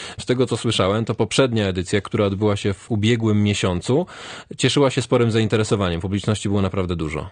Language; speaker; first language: Polish; native; Polish